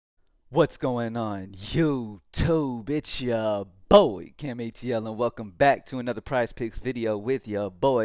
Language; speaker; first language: English; native; English